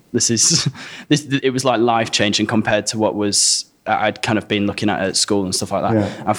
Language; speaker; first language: English; native; English